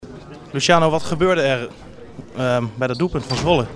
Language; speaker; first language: Dutch; native; Dutch